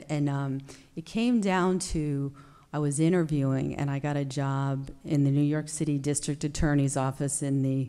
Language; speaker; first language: English; native; English